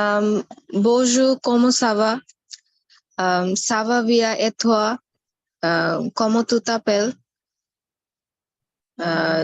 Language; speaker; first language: French; non-native, learner; Bangla